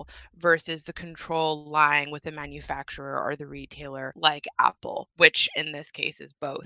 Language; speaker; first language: English; native; English